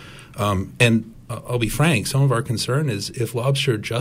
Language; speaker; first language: English; native; English